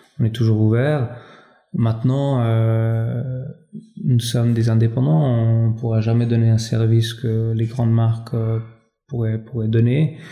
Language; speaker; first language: French; early bilingual, other home language; Albanian